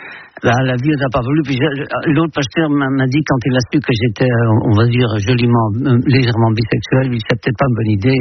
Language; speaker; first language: French; non-native, fluent; Dutch